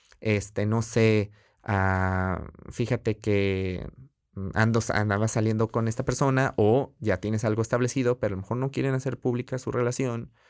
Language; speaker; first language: Spanish; native; Spanish